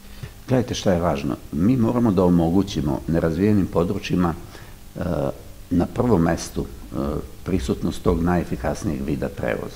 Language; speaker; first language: Serbian; native; Serbian